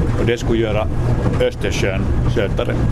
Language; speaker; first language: Swedish; non-native, local second language; Finnish